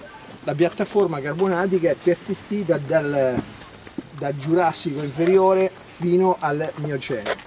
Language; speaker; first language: Italian; native; Italian